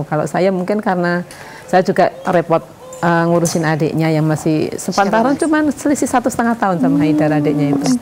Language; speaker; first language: Indonesian; native; Indonesian